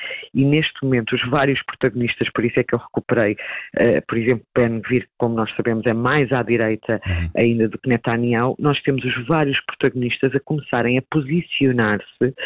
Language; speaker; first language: Portuguese; native; Portuguese